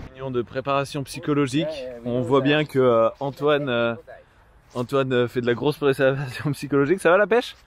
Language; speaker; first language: French; native; French